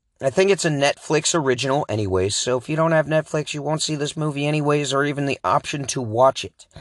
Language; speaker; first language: English; native; English